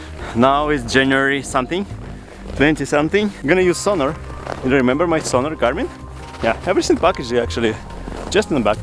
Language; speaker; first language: English; non-native, learner; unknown